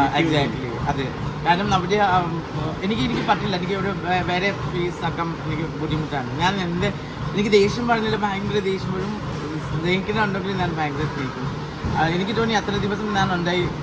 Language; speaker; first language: Malayalam; non-native, fluent; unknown